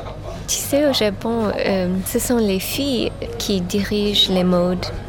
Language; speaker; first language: French; non-native, fluent; English